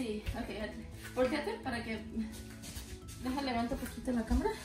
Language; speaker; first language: Spanish; early bilingual, heritage; Spanish